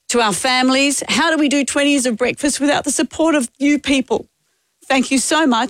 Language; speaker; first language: English; native; English